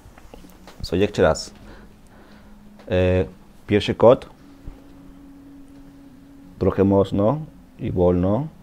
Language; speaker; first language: Polish; non-native, learner; Spanish